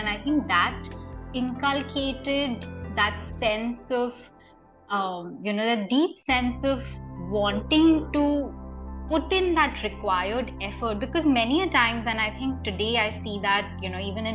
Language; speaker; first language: English; non-native, local second language; Hindi